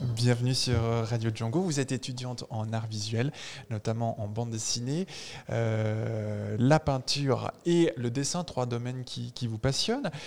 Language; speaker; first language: French; native; French